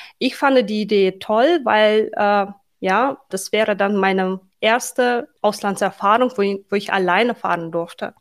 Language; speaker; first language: German; non-native, fluent; Russian